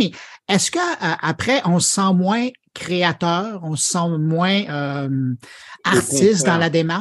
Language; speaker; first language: French; native; French